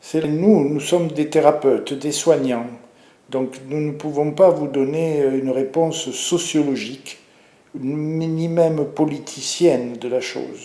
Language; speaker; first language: French; native; French